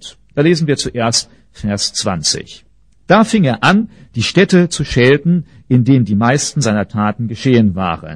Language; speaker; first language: German; native; German